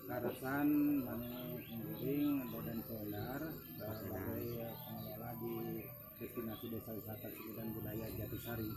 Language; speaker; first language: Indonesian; non-native, local second language; Sundanese